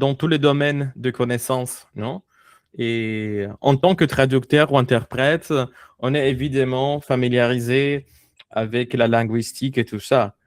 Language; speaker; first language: French; non-native, fluent; Spanish